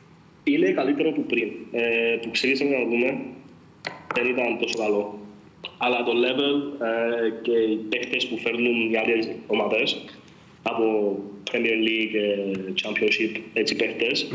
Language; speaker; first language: Greek; early bilingual, other home language; English